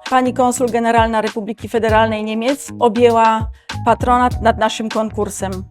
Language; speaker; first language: Polish; native; Polish